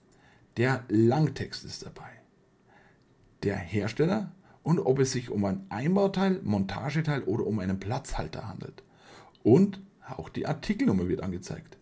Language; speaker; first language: German; native; German